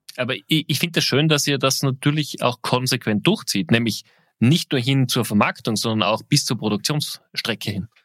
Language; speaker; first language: German; native; German